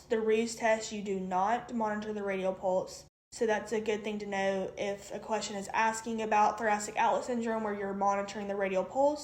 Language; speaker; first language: English; native; English